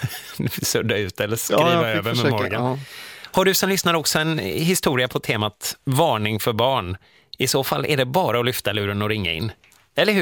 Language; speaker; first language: Swedish; native; Swedish